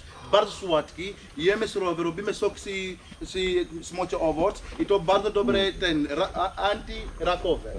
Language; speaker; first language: Polish; non-native, learner; Swahili